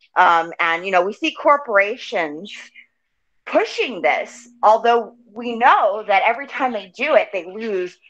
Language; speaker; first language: English; native; English